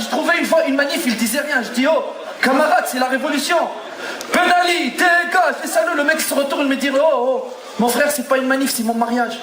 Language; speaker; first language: French; non-native, local second language; Arabic